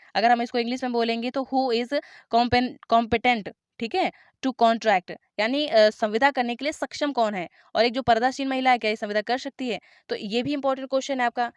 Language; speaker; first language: Hindi; native; Hindi